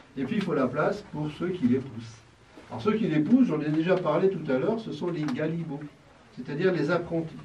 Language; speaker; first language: French; native; French